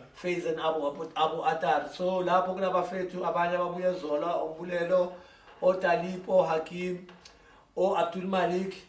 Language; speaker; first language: Zulu; native; Zulu